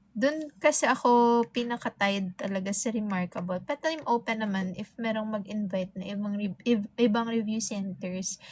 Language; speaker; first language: Filipino; non-native, local second language; Hiligaynon